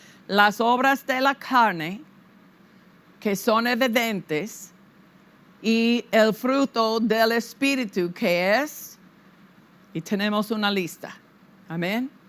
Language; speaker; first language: Spanish; non-native, fluent; English